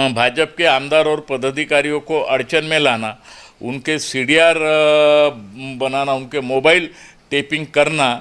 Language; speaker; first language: Hindi; non-native, local second language; Marathi